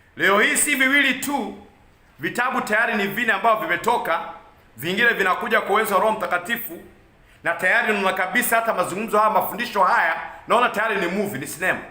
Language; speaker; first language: Swahili; non-native, local second language; Kikuyu